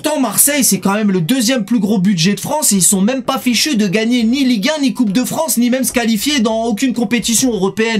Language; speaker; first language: French; native; French